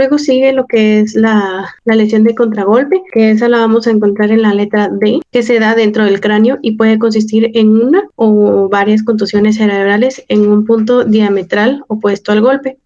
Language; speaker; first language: Spanish; native; Spanish